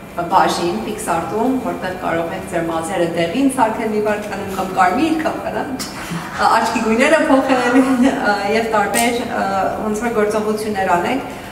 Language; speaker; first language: Armenian; early bilingual, heritage; Armenian